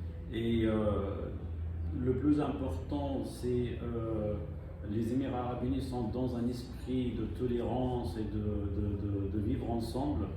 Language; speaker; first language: French; non-native, fluent; Arabic